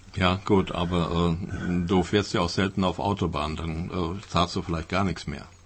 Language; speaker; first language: German; native; German